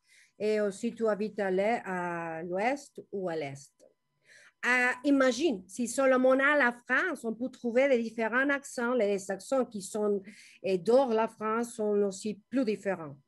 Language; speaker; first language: French; non-native, learner; Spanish